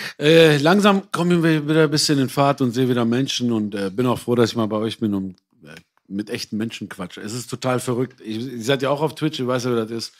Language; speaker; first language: German; early bilingual, other home language; Persian